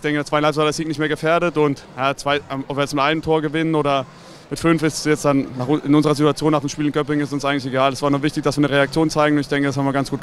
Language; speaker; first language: German; native; German